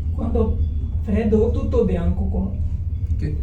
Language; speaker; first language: Italian; non-native, learner; Bangla